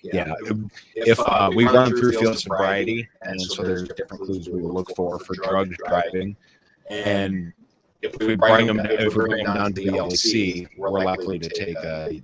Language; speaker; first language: English; native; English